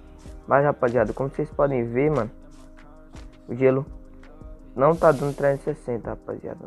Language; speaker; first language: Portuguese; native; Portuguese